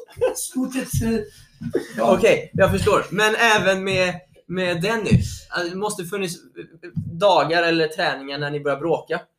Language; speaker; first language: Swedish; native; Swedish